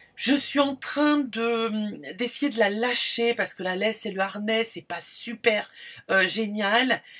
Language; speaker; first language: French; native; French